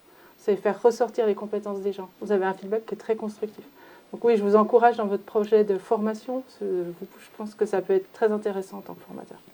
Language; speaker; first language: French; native; French